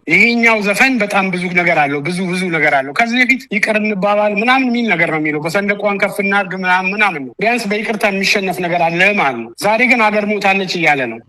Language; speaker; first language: Amharic; native; Amharic